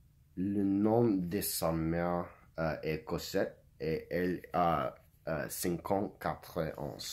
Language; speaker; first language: French; non-native, learner; English